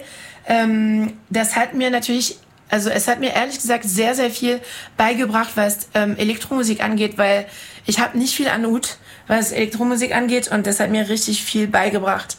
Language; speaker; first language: German; non-native, fluent; French